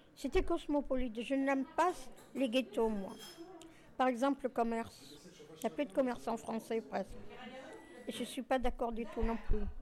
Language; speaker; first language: French; non-native, local second language; Arabic